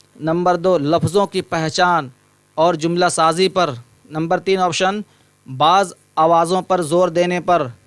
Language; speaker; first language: Urdu; native; Urdu